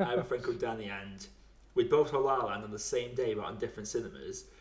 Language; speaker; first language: English; native; English